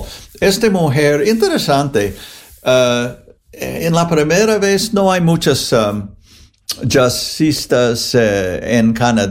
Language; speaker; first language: Spanish; non-native, fluent; English